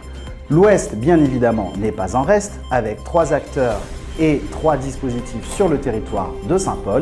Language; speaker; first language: French; native; French